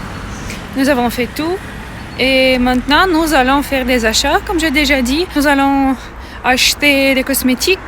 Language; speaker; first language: French; non-native, learner; Russian